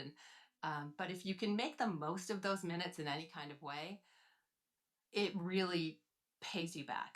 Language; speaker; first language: English; native; English